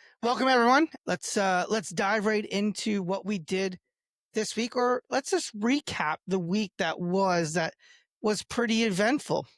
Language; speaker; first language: English; native; English